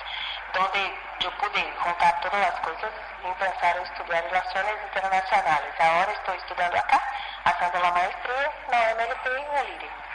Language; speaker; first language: Spanish; non-native, fluent; Portuguese